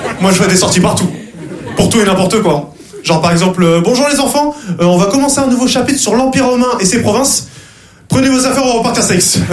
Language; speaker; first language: French; native; French